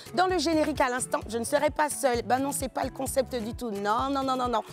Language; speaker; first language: French; native; French